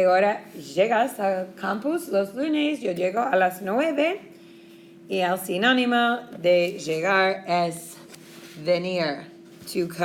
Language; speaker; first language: Spanish; non-native, fluent; English